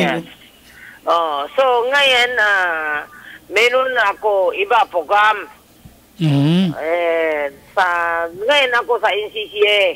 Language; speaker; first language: Filipino; non-native, learner; Chinese